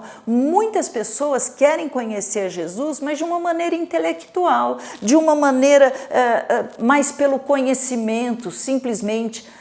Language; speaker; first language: Portuguese; native; Portuguese